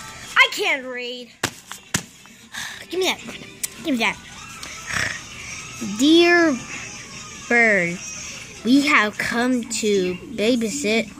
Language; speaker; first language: English; native; English